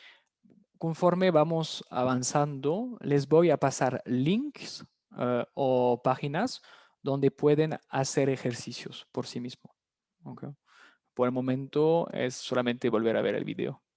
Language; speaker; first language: Spanish; non-native, fluent; French